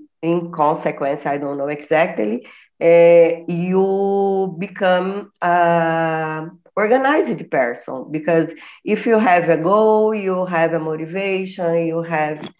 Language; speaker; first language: English; non-native, learner; Portuguese